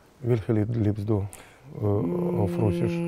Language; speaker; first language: German; non-native, learner; Russian